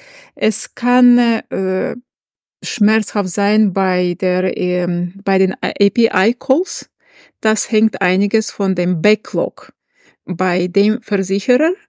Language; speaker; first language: German; non-native, fluent; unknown